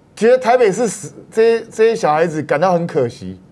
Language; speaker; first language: Chinese; native; Chinese